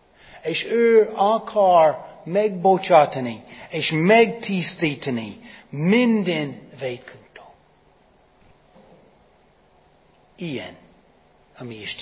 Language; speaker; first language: Hungarian; non-native, fluent; English